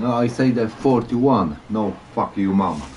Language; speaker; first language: English; non-native, learner; Polish